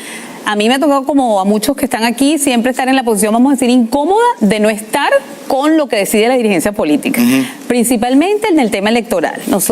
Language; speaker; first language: Spanish; native; Spanish